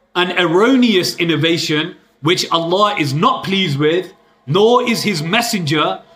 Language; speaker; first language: English; early bilingual, other home language; Urdu